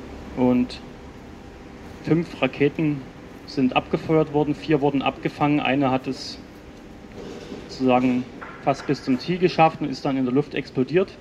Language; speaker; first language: German; native; German